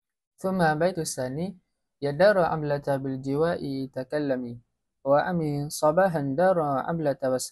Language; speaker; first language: Arabic; non-native, learner; Malay